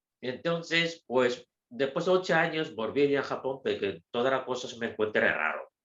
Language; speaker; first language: Spanish; non-native, fluent; Japanese